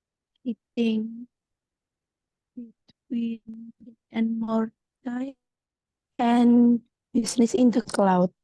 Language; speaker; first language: English; non-native, learner; Indonesian